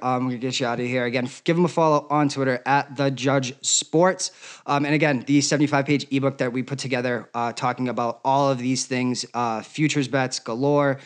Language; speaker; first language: English; native; English